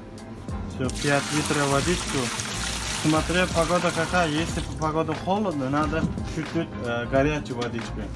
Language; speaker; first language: Russian; non-native, learner; Turkmen